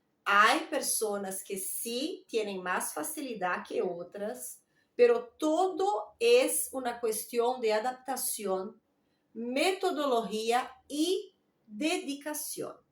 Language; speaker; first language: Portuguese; non-native, learner; Spanish